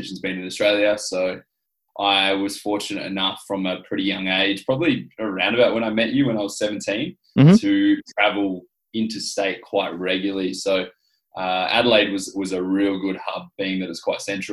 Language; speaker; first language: English; native; English